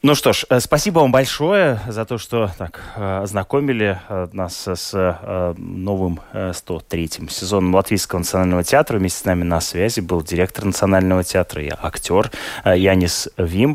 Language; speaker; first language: Russian; native; Russian